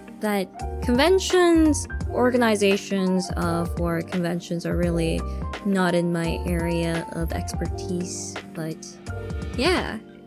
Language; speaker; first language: English; native; English